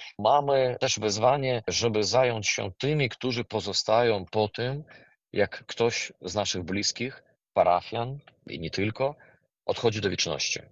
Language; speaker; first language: Polish; non-native, fluent; Ukrainian